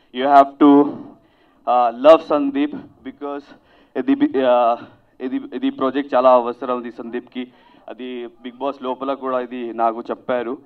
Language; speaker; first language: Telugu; non-native, learner; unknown